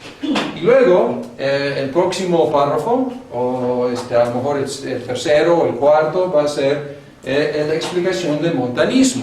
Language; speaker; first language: Spanish; non-native, fluent; English